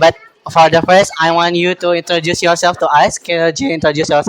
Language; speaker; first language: English; non-native, learner; Indonesian